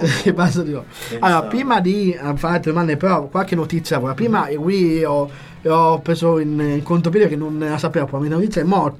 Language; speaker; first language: Italian; native; Italian